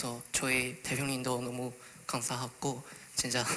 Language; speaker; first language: Korean; non-native, learner; Chinese